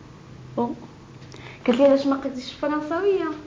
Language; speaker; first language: Dutch; non-native, learner; Arabic